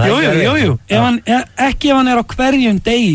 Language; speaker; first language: Icelandic; native; Icelandic